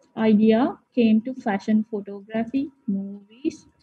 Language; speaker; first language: English; non-native, local second language; Sinhala